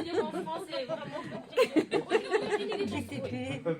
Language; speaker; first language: French; non-native, learner; Mongolian